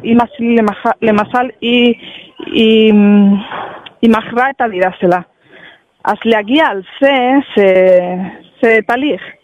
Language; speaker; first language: Hebrew; non-native, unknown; Spanish